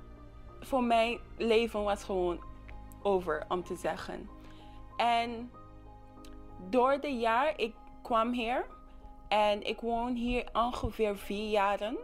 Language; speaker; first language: Dutch; non-native, local second language; English